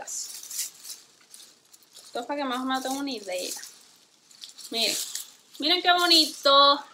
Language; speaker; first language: Spanish; native; Spanish